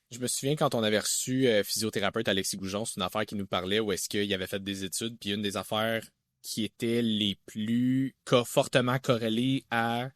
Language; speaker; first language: French; native; French